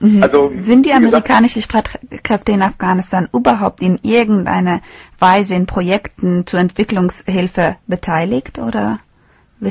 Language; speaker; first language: German; native; German